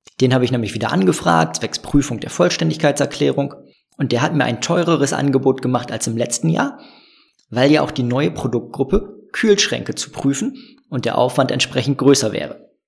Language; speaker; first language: German; native; German